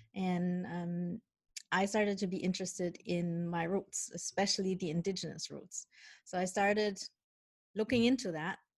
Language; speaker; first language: English; non-native, fluent; Dutch